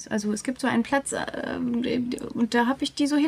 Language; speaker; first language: German; native; German